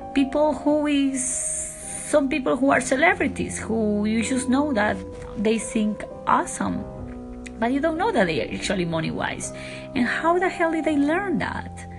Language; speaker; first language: English; non-native, fluent; Spanish